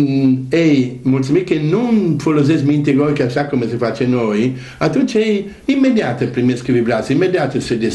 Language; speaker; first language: Romanian; non-native, learner; Italian